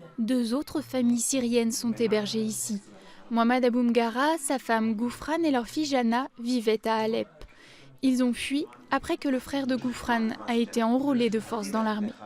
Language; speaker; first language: French; native; French